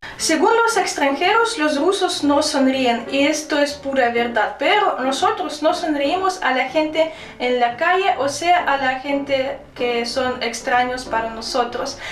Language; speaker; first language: Spanish; non-native, fluent; Russian